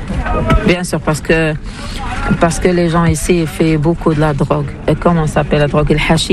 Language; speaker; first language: French; non-native, learner; Arabic